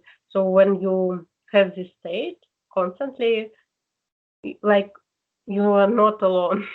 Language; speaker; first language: English; non-native, learner; Russian